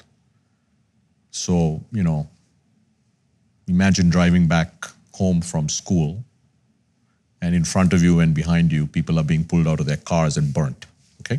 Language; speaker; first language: English; non-native, local second language; Tamil